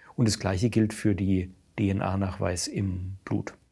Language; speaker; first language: German; native; German